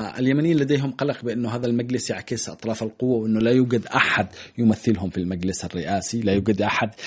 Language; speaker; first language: Arabic; native; Arabic